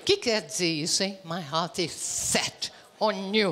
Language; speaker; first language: Portuguese; native; Portuguese